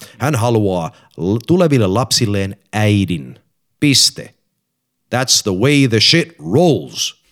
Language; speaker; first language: Finnish; early bilingual, heritage; English